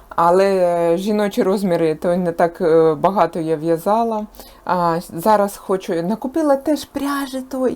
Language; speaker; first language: Ukrainian; non-native, local second language; Russian